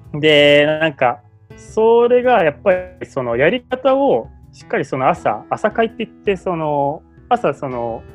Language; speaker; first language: Japanese; native; Japanese